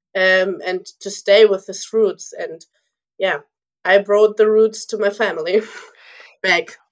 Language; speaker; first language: English; early bilingual, other home language; Russian